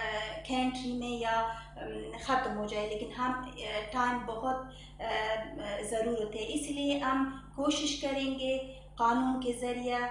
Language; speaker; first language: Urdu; non-native, learner; Persian